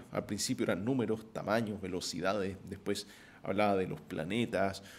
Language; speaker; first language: Spanish; native; Spanish